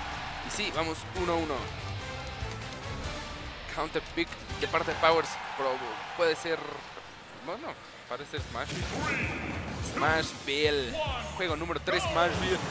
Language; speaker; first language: Spanish; native; Spanish